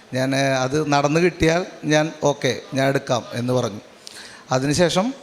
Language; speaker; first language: Malayalam; native; Malayalam